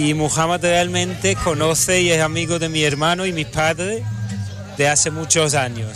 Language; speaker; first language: Spanish; non-native, fluent; Hebrew